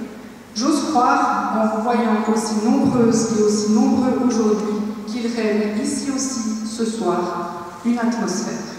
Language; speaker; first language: French; native; French